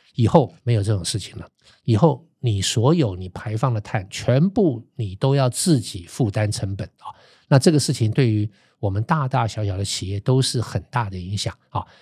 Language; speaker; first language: Chinese; native; Chinese